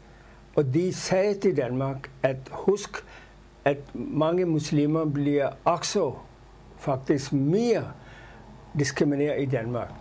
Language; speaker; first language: Danish; non-native, fluent; Urdu